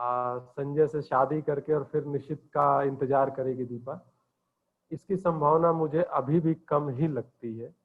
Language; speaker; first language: Hindi; native; Hindi